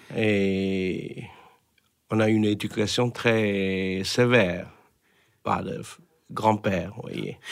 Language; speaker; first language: French; non-native, fluent; Chinese